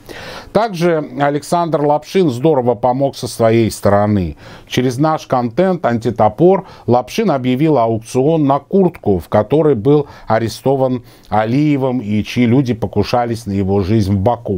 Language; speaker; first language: Russian; native; Russian